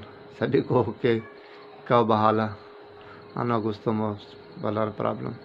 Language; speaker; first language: Filipino; non-native, learner; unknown